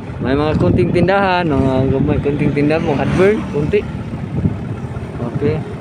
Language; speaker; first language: Filipino; non-native, local second language; Cebuano